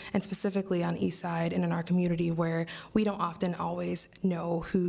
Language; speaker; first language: English; native; English